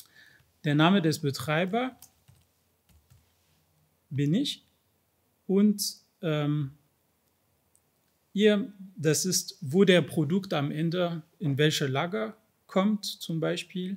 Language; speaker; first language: German; non-native, fluent; French